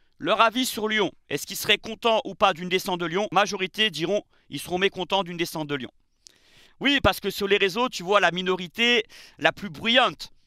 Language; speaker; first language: French; native; French